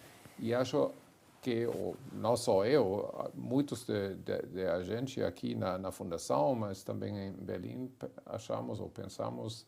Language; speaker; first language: Portuguese; non-native, fluent; German